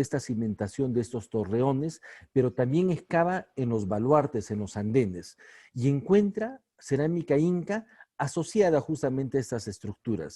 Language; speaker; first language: Spanish; native; Spanish